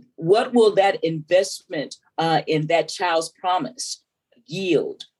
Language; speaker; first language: English; native; English